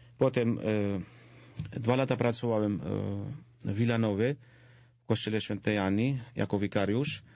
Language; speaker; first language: Polish; non-native, fluent; Georgian